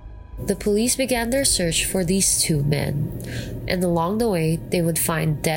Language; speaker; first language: English; non-native, local second language; Filipino